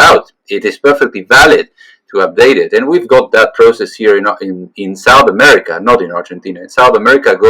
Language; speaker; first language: English; non-native, fluent; Spanish